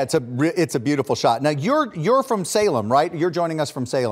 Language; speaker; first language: English; native; English